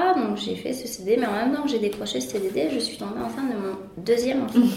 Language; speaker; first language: French; native; French